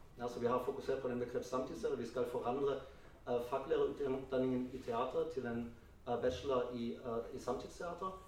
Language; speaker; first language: Norwegian; non-native, fluent; German